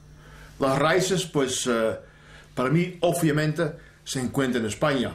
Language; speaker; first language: Spanish; non-native, fluent; Dutch